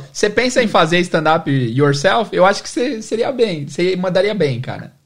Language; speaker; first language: Portuguese; native; Portuguese